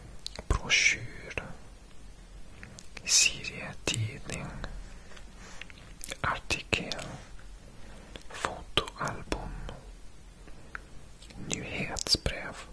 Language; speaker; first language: Swedish; non-native, learner; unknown